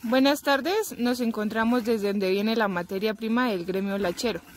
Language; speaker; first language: Spanish; native; Spanish